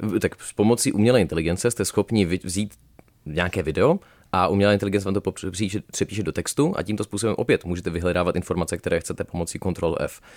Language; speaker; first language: Czech; early bilingual, other home language; Russian